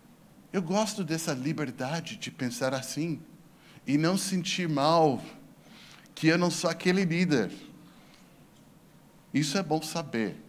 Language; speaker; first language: Portuguese; non-native, fluent; English